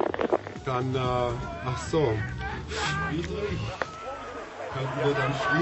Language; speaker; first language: German; native; German